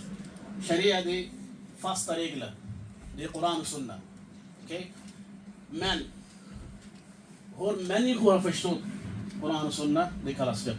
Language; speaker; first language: Swedish; non-native, fluent; Urdu